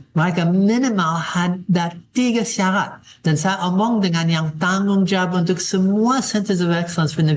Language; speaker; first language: Indonesian; non-native, fluent; English